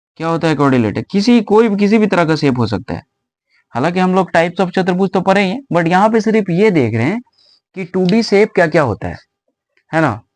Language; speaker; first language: Hindi; native; Hindi